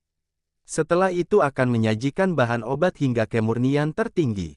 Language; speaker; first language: Indonesian; native; Indonesian